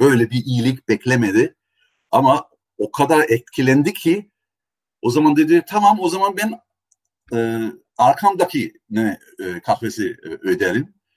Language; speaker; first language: Turkish; non-native, fluent; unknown